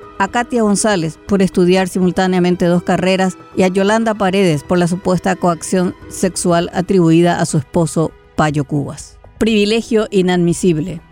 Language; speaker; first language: Spanish; native; Spanish